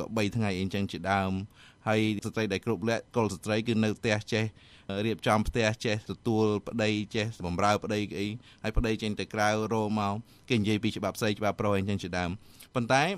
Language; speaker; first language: Khmer; native; Khmer